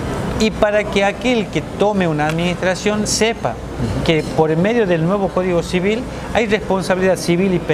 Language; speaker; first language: Spanish; native; Spanish